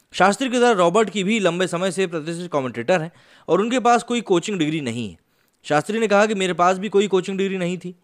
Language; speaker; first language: Hindi; native; Hindi